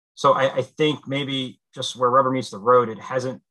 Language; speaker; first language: English; native; English